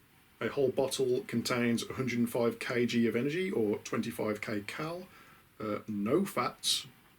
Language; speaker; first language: English; native; English